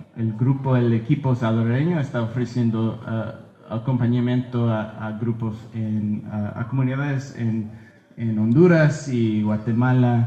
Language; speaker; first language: Spanish; early bilingual, heritage; Spanish